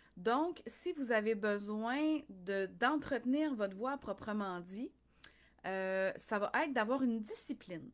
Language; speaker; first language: French; native; French